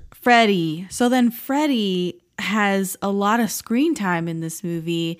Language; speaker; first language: English; native; English